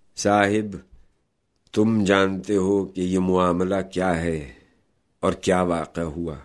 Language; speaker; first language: Urdu; native; Urdu